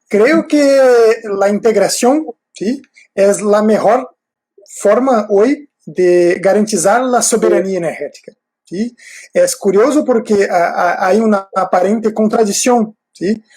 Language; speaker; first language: Spanish; non-native, fluent; Portuguese